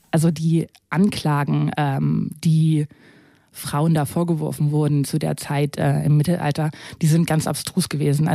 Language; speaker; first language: German; native; German